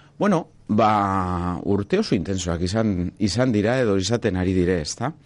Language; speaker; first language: Basque; non-native, local second language; Spanish